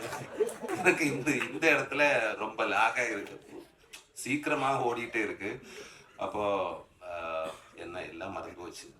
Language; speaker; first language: Tamil; non-native, learner; Malayalam